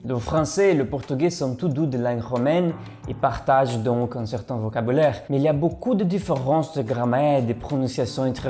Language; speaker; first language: French; non-native, learner; Portuguese